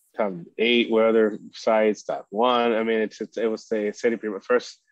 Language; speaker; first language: English; early bilingual, other home language; Spanish